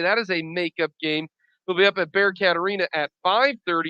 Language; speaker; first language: English; native; English